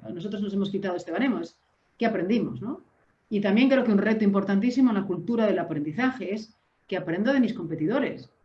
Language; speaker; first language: Spanish; native; Spanish